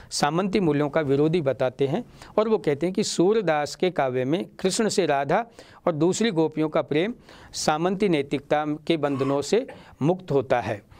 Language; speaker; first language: Hindi; native; Hindi